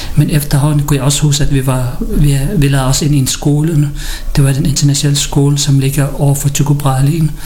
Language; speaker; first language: Danish; early bilingual, other home language; Filipino